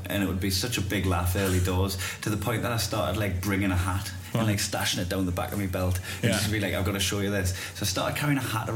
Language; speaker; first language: English; native; English